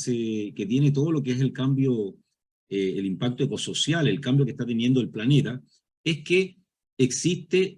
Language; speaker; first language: Spanish; native; Spanish